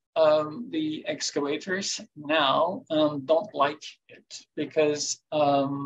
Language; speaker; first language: English; non-native, fluent; Turkish